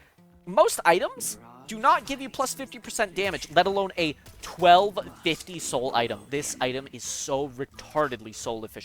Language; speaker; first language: English; native; English